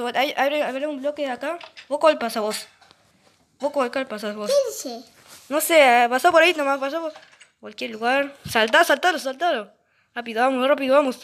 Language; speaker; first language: Spanish; native; Spanish